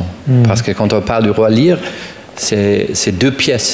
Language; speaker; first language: French; non-native, fluent; German